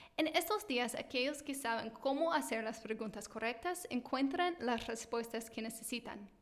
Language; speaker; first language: Spanish; non-native, fluent; English